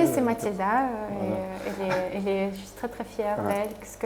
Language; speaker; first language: French; non-native, fluent; Russian